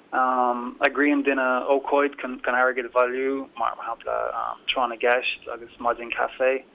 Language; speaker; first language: Irish; non-native, local second language; English